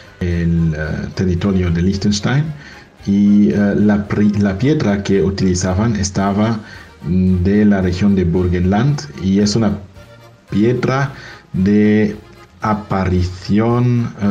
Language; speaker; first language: Spanish; non-native, fluent; German